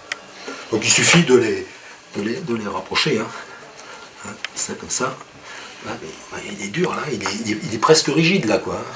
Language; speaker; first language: French; native; French